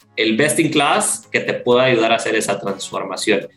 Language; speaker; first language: Spanish; native; Spanish